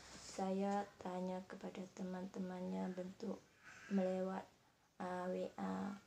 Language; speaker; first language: Indonesian; non-native, learner; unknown